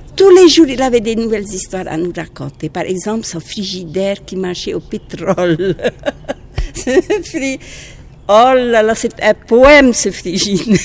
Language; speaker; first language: French; non-native, local second language; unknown